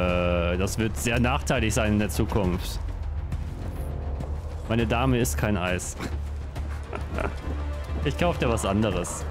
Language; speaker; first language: German; native; German